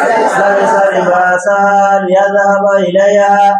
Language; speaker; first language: Arabic; non-native, fluent; Bangla